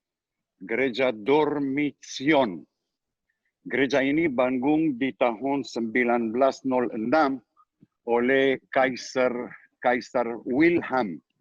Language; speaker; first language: Indonesian; non-native, learner; Hebrew